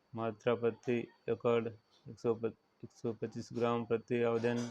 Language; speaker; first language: Hindi; non-native, local second language; Gujarati